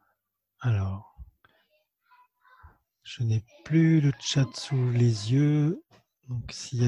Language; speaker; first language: French; native; French